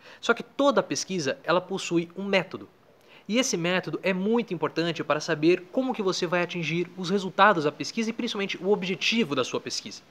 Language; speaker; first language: Portuguese; native; Portuguese